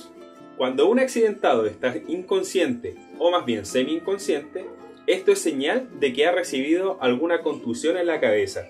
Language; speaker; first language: Spanish; native; Spanish